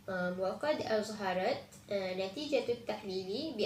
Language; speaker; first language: Arabic; non-native, learner; Malay